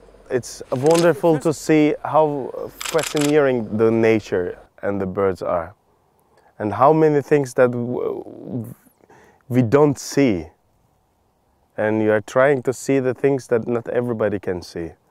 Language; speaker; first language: English; non-native, learner; Turkish